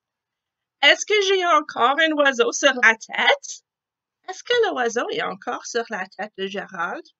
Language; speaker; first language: French; non-native, fluent; English